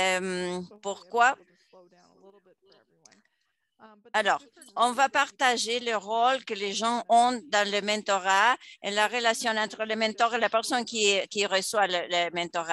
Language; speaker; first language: French; non-native, fluent; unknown